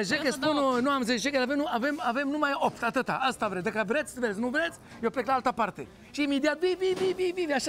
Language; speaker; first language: Romanian; non-native, fluent; Hebrew